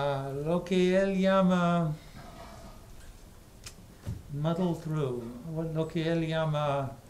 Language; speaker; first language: Spanish; non-native, fluent; English